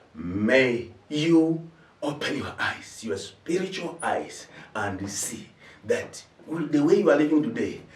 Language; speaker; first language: English; non-native, local second language; Swahili